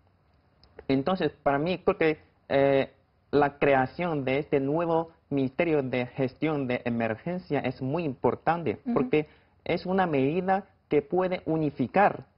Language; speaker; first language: Spanish; non-native, fluent; Chinese